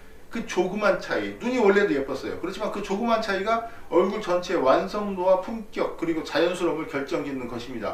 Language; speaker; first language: Korean; native; Korean